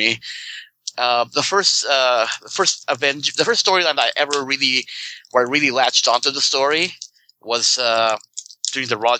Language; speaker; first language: English; non-native, local second language; Filipino